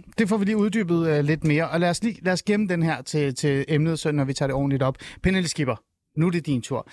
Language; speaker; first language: Danish; native; Danish